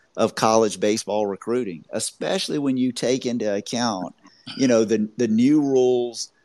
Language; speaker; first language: English; native; English